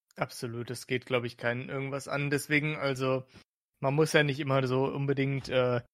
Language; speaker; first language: German; early bilingual, other home language; Slovak